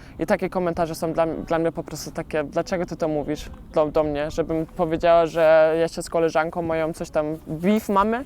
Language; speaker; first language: Polish; early bilingual, heritage; Polish